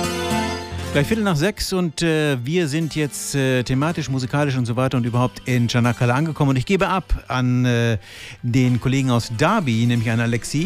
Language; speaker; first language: German; native; German